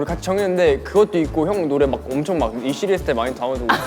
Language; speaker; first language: Korean; native; Korean